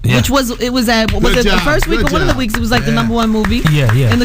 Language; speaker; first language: English; native; English